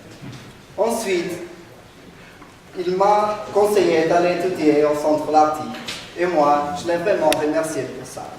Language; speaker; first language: French; non-native, learner; Spanish